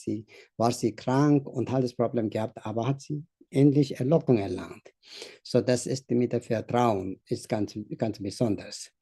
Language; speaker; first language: German; non-native, learner; Tibetan